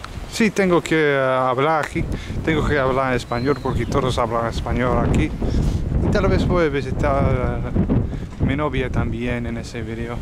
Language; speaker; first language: Spanish; non-native, learner; English